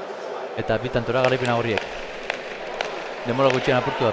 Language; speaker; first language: Basque; native; Basque